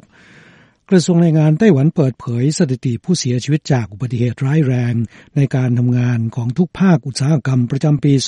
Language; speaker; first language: Thai; native; Thai